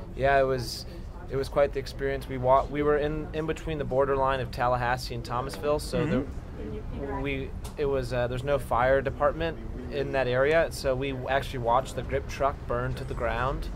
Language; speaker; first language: English; native; English